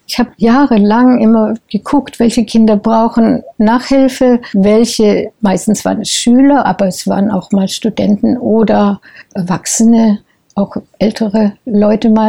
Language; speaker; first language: German; native; German